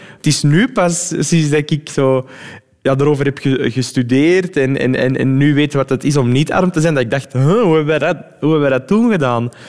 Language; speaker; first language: Dutch; early bilingual, other home language; Arabic